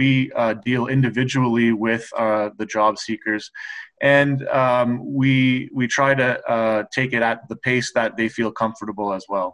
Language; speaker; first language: English; native; English